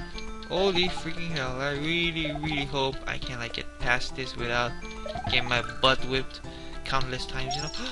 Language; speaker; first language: English; native; English